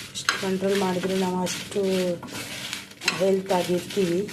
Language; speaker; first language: Kannada; non-native, local second language; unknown